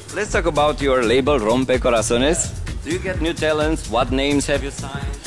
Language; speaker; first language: English; non-native, fluent; Romanian